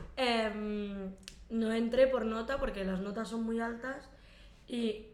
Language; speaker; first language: Spanish; early bilingual, other home language; Arabic